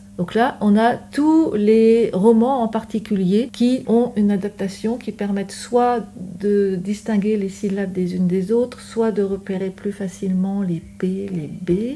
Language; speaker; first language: French; native; French